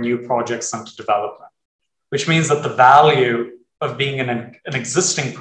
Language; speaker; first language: English; native; English